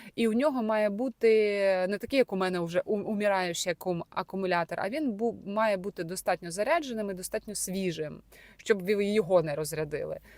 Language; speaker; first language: Ukrainian; native; Ukrainian